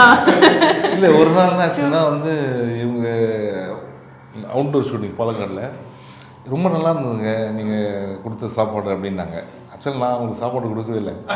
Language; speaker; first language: Tamil; native; Tamil